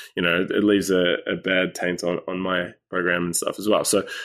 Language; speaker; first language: English; native; English